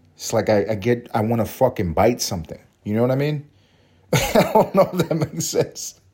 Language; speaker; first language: English; native; English